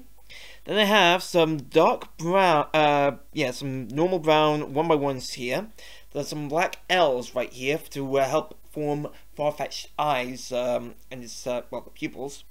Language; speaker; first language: English; native; English